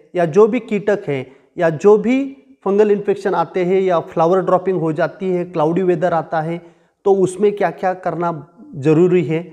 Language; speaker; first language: Hindi; non-native, local second language; Marathi